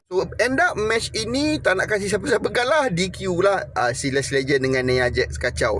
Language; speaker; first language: Malay; native; Malay